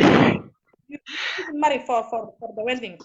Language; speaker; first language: English; non-native, learner; Somali